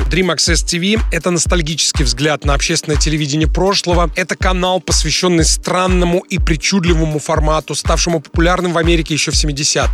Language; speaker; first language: Russian; native; Russian